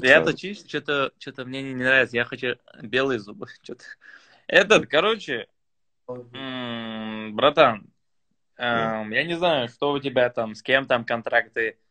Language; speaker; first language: Russian; native; Russian